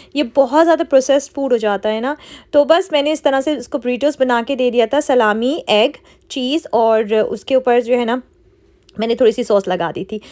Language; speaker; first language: Urdu; native; Urdu